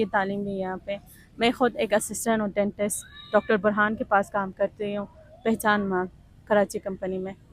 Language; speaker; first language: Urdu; early bilingual, other home language; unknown